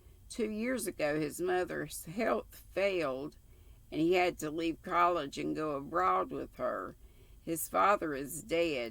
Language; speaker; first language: English; native; English